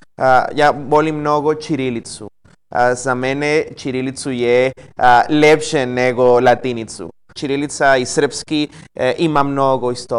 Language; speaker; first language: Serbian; non-native, learner; Spanish